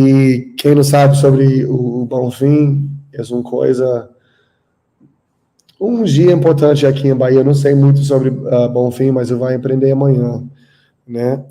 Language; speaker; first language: Portuguese; non-native, learner; English